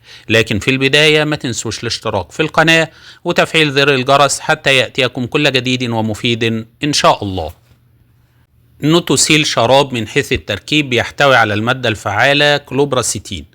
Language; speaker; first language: Arabic; native; Arabic